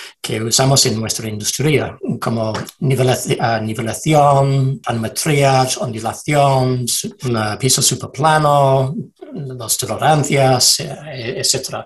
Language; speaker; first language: Spanish; non-native, learner; English